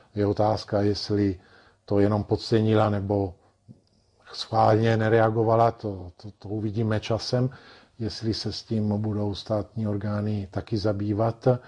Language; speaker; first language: Czech; non-native, fluent; Italian